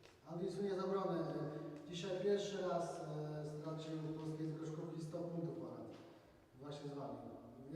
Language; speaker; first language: Polish; native; Polish